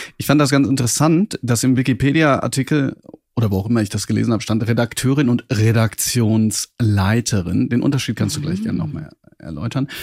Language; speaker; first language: German; native; German